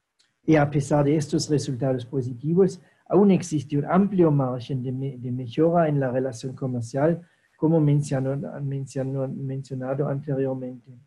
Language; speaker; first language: Spanish; non-native, fluent; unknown